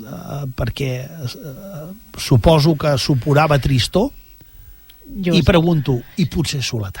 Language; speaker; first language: Catalan; native; Catalan